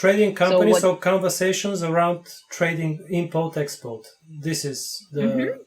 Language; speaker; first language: English; non-native, fluent; Bulgarian